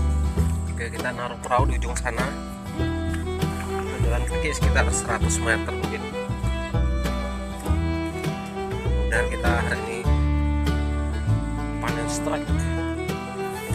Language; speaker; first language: Indonesian; native; Indonesian